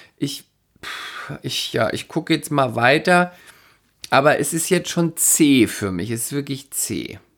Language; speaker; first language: German; non-native, fluent; Spanish